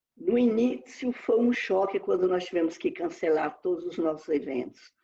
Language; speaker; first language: Portuguese; native; Portuguese